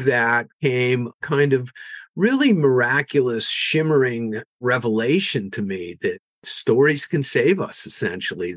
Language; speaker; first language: English; native; English